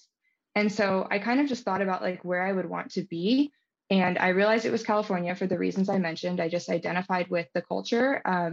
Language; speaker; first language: English; native; English